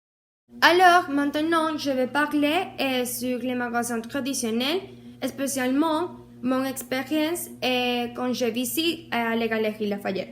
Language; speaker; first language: French; non-native, learner; Spanish